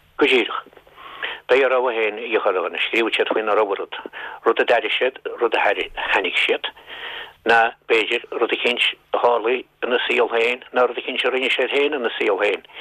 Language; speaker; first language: Irish; native; Irish